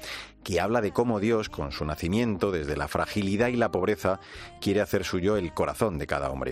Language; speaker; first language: Spanish; native; Spanish